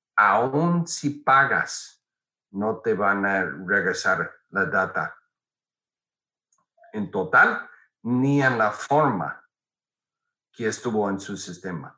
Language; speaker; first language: Spanish; non-native, fluent; English